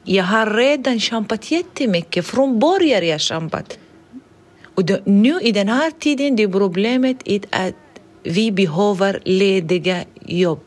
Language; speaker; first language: Swedish; non-native, learner; Arabic